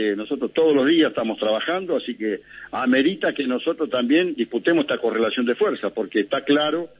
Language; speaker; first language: Spanish; native; Spanish